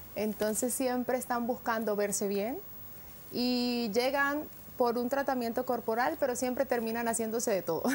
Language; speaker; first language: Spanish; native; Spanish